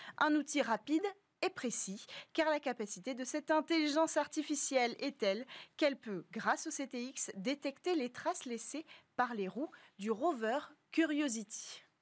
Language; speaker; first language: French; native; French